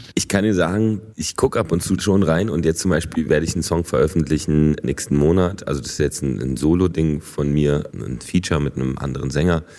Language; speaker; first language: German; early bilingual, other home language; Polish